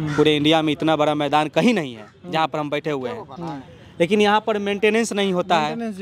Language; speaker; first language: Hindi; native; Hindi